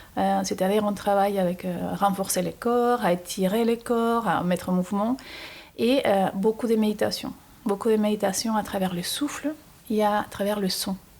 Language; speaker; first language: French; non-native, fluent; Spanish